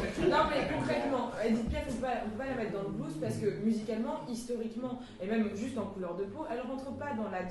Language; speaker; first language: French; native; French